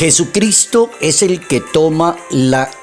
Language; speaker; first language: Spanish; native; Spanish